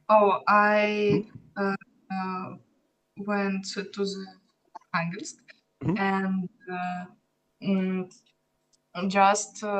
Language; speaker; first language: English; non-native, learner; Russian